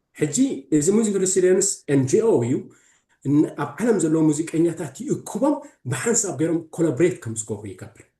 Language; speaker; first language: Tigrinya; early bilingual, heritage; Tigrinya